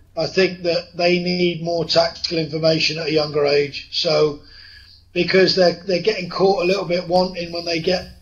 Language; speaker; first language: English; native; English